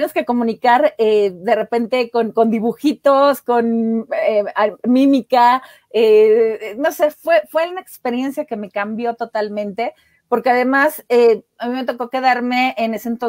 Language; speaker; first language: Spanish; native; Spanish